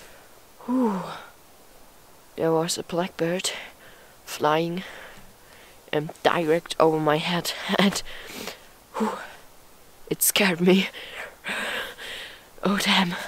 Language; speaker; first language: English; non-native, fluent; German